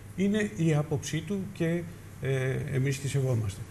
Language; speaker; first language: Greek; native; Greek